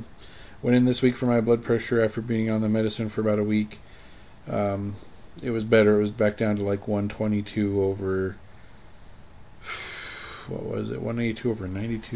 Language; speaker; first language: English; native; English